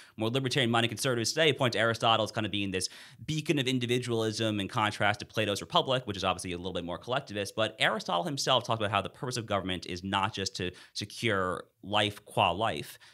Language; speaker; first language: English; native; English